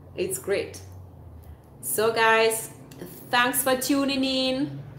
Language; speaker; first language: English; non-native, fluent; Swiss German